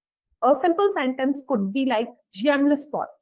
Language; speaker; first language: French; non-native, fluent; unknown